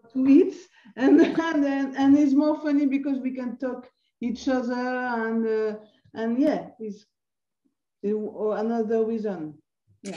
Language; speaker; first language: English; non-native, learner; French